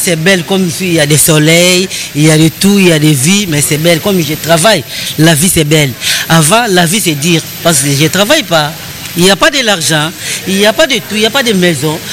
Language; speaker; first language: French; non-native, learner; Lingala